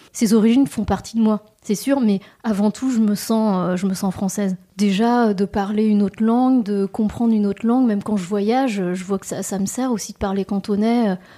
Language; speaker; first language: French; native; French